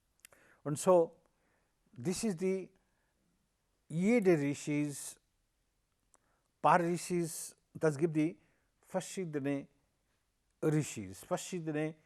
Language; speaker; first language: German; non-native, learner; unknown